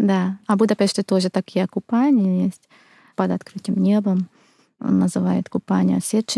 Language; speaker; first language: Russian; non-native, fluent; Hungarian